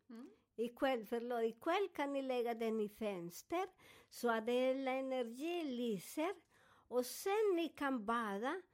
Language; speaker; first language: Swedish; non-native, fluent; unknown